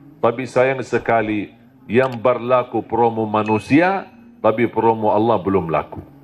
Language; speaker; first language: Malay; non-native, fluent; Arabic